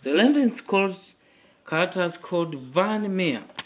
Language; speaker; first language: English; non-native, local second language; Swahili